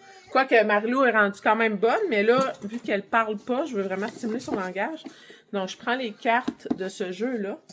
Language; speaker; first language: French; native; French